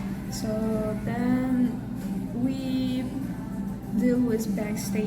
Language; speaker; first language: English; non-native, learner; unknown